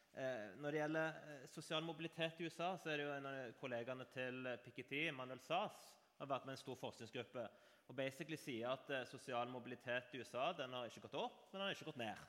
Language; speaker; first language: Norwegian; native; Norwegian